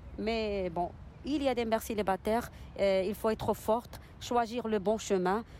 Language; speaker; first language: French; non-native, local second language; Arabic